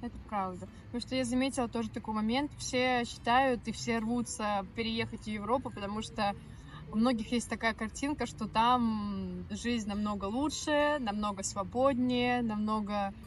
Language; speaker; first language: Russian; native; Russian